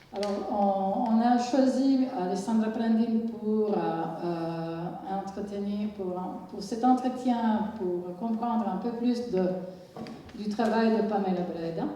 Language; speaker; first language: French; non-native, fluent; Italian